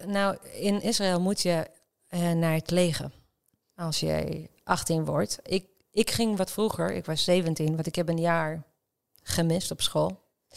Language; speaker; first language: Dutch; non-native, fluent; Hebrew